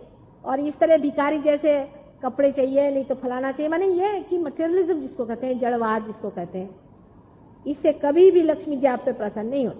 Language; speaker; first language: Hindi; non-native, local second language; Marathi